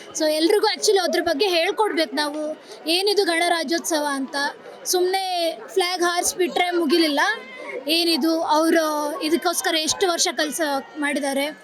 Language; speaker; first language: Kannada; native; Kannada